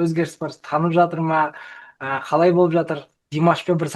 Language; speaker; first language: Kazakh; native; Kazakh